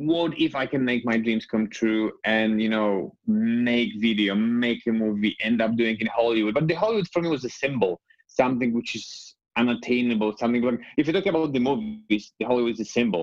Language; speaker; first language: English; non-native, fluent; Polish